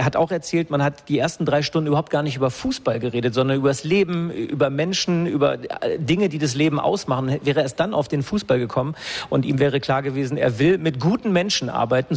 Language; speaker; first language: German; native; German